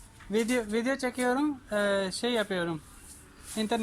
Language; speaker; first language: Turkish; non-native, learner; Urdu